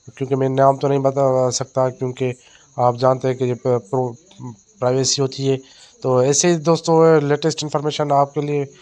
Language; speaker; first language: Urdu; non-native, local second language; Sindhi